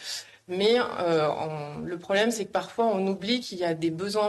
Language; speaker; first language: French; native; French